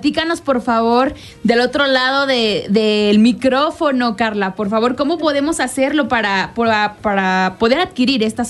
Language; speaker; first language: Spanish; native; Spanish